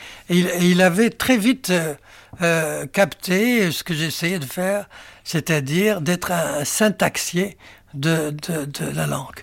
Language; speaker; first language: French; non-native, local second language; Arabic